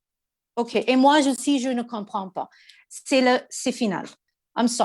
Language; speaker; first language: French; non-native, learner; English